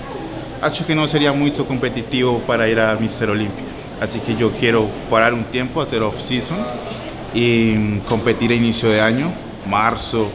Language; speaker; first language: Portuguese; non-native, learner; Spanish